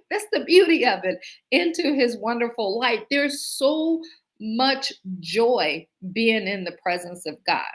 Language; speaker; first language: English; native; English